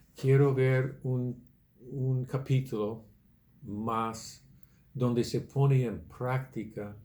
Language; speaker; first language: Spanish; non-native, fluent; English